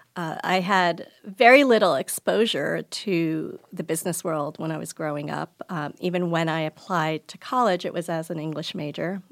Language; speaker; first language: English; early bilingual, other home language; Gujarati